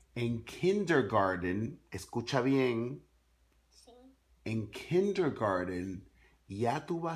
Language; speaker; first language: Spanish; early bilingual, other home language; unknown